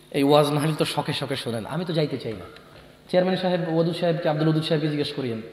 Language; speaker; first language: Bangla; early bilingual, heritage; Bangla